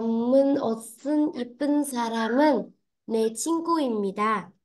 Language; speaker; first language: Korean; non-native, learner; Vietnamese